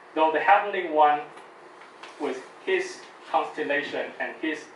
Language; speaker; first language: English; non-native, fluent; Chinese